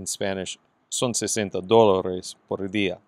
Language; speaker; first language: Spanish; non-native, fluent; English